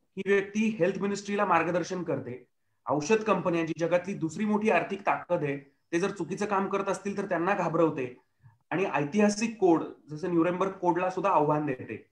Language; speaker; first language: Marathi; native; Marathi